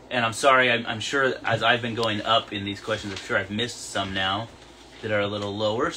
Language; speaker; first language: English; native; English